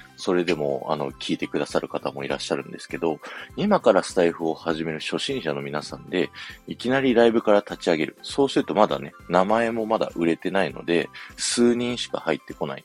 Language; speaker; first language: Japanese; native; Japanese